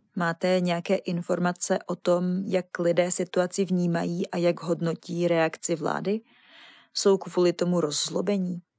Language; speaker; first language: Czech; native; Czech